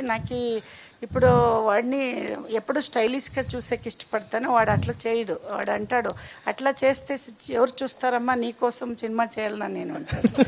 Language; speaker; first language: Telugu; non-native, local second language; Kannada